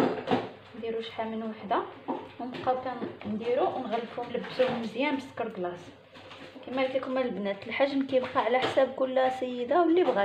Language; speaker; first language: Arabic; native; Arabic